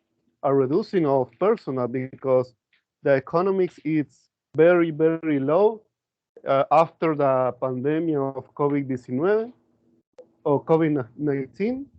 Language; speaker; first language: English; non-native, learner; Spanish